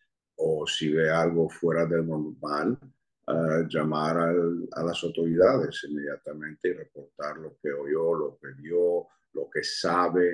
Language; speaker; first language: Spanish; early bilingual, heritage; Spanish